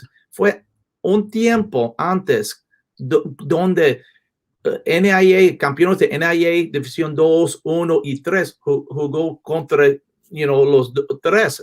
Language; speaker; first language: Spanish; non-native, learner; English